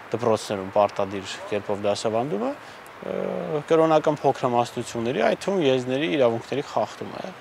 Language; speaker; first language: Armenian; non-native, local second language; Kurdish